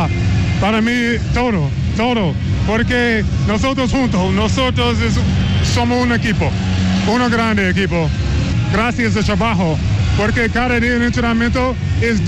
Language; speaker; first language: Spanish; non-native, learner; English